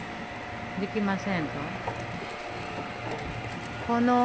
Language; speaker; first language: Japanese; non-native, learner; Filipino